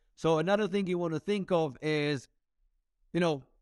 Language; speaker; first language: English; non-native, fluent; Hebrew